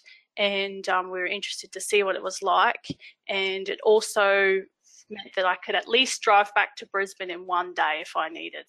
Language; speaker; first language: English; native; English